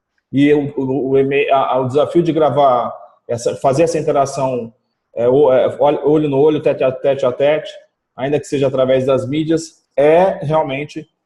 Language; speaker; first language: Portuguese; native; Portuguese